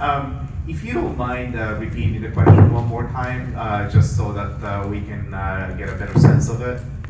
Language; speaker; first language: English; non-native, fluent; Japanese